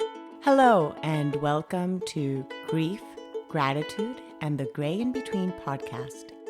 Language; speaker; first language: English; native; English